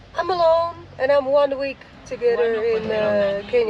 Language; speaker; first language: English; non-native, learner; Slovak